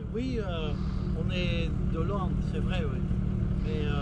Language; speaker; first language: French; non-native, fluent; Dutch